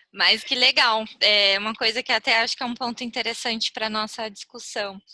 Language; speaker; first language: Portuguese; native; Portuguese